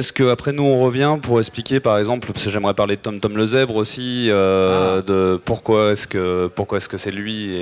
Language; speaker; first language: French; native; French